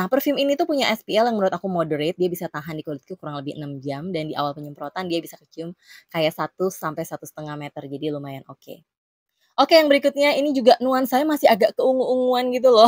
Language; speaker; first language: Indonesian; native; Indonesian